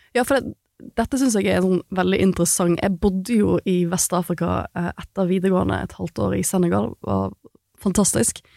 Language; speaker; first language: Norwegian; native; Norwegian